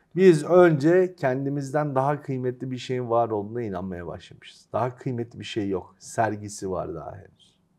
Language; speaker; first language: Turkish; native; Turkish